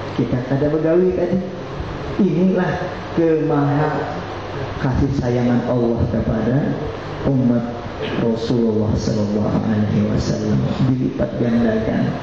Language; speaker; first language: Malay; non-native, local second language; Banjar